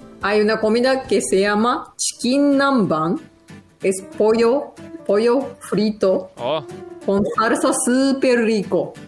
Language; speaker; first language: Spanish; non-native, learner; Japanese